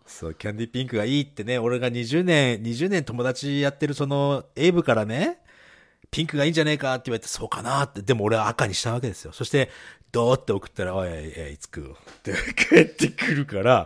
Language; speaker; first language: Japanese; native; Japanese